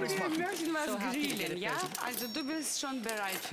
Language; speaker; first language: German; non-native, learner; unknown